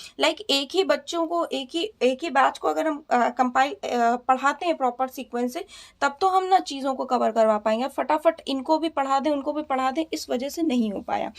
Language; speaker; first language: Hindi; native; Hindi